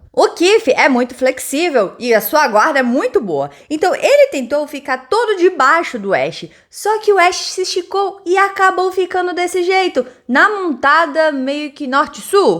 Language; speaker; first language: Portuguese; native; Portuguese